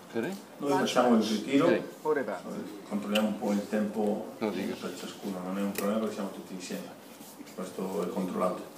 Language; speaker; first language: Italian; non-native, fluent; Spanish